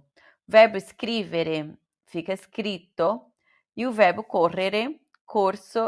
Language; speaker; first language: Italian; non-native, fluent; Portuguese